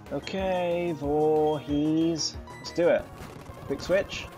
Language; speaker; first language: English; native; English